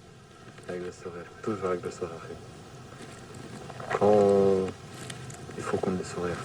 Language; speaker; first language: French; native; French